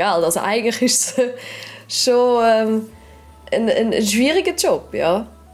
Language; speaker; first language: German; native; German